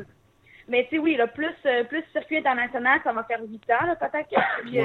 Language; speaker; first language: French; native; French